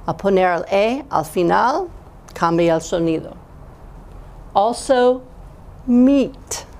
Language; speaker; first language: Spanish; non-native, fluent; English